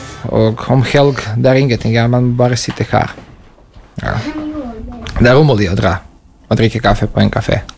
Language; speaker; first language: Norwegian; non-native, learner; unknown